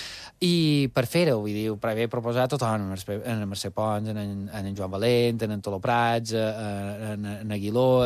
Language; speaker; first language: Catalan; native; Catalan